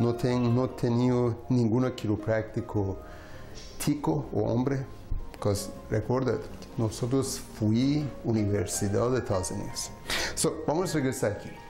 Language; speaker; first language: Spanish; non-native, learner; Persian